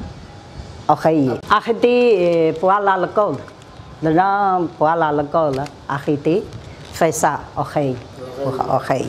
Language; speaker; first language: French; non-native, learner; Chinese